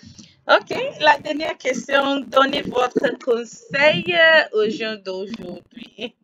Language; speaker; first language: French; non-native, fluent; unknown